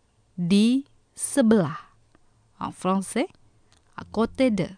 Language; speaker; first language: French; non-native, fluent; Indonesian